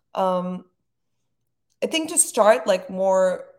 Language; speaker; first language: English; non-native, fluent; Turkish